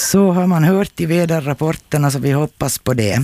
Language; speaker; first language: Swedish; native; Swedish